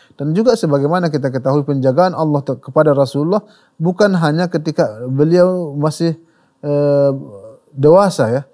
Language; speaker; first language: Malay; native; Malay